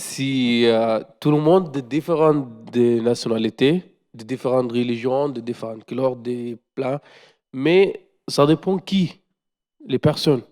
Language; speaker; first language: French; non-native, learner; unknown